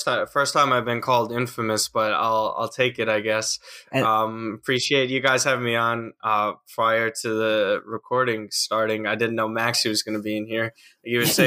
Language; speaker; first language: English; native; English